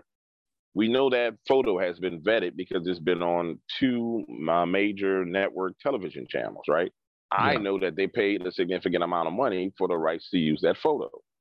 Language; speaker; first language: English; native; English